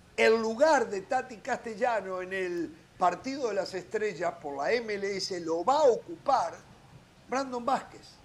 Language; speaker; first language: Spanish; native; Spanish